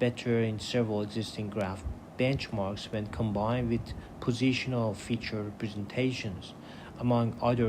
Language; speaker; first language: English; non-native, fluent; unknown